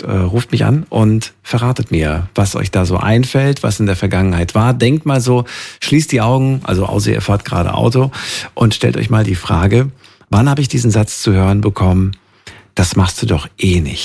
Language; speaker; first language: German; native; German